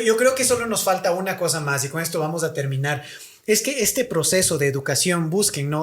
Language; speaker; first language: Spanish; native; Spanish